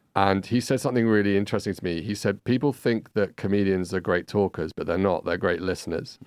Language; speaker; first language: English; native; English